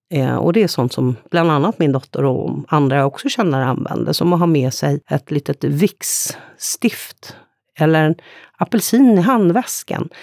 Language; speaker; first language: Swedish; native; Swedish